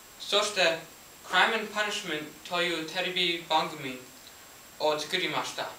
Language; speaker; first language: Japanese; non-native, learner; English